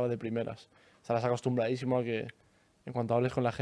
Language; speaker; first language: Spanish; native; Spanish